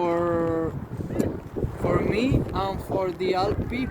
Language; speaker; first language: English; non-native, learner; Spanish